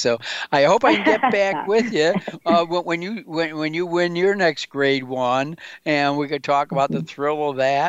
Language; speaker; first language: English; native; English